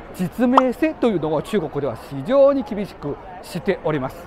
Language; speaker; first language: Japanese; non-native, fluent; Chinese